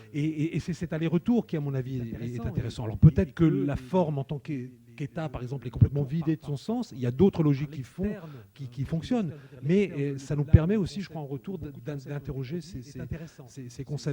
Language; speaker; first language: French; native; French